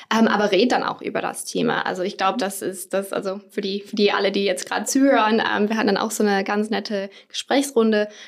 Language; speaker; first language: German; non-native, fluent; English